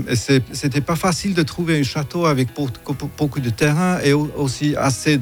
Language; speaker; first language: French; non-native, fluent; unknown